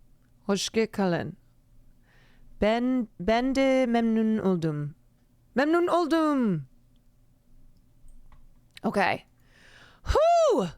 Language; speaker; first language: Turkish; non-native, learner; English